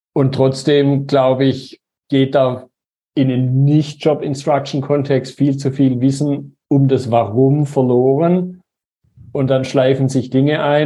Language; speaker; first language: German; native; German